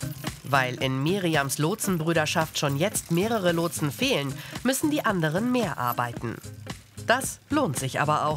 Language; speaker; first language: German; native; German